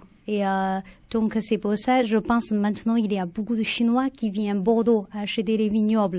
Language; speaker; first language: French; non-native, learner; Chinese